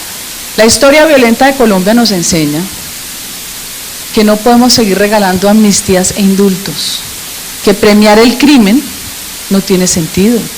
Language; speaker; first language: Spanish; native; Spanish